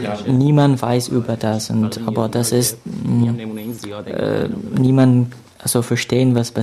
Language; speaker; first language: German; non-native, learner; Persian